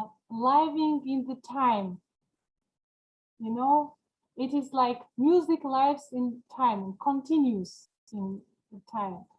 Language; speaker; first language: English; non-native, learner; Georgian